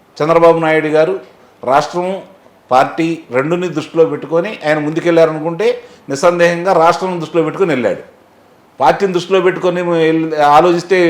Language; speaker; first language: Telugu; native; Telugu